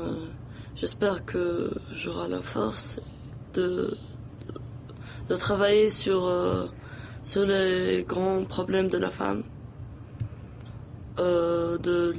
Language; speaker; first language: French; non-native, local second language; Arabic